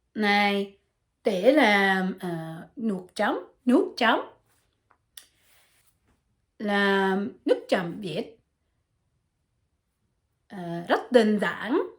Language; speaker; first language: Vietnamese; non-native, learner; French